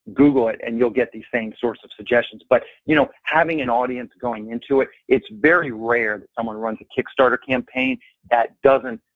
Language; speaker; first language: English; native; English